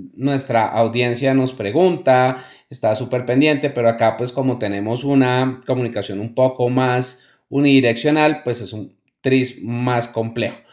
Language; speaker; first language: Spanish; native; Spanish